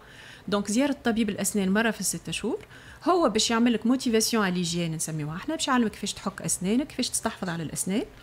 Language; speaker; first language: Arabic; native; Arabic